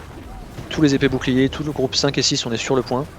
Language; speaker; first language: French; native; French